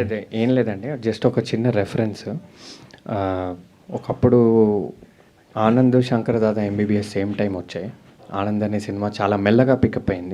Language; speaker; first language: Telugu; native; Telugu